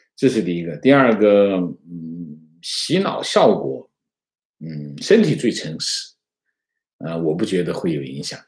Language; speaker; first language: Chinese; native; Chinese